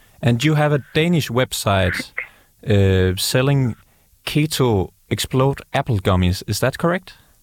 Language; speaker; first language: English; non-native, fluent; Danish